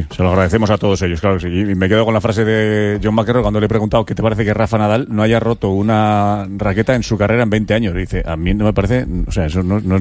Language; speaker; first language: Spanish; native; Spanish